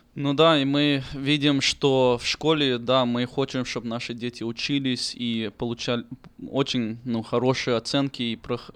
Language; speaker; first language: Russian; early bilingual, heritage; Russian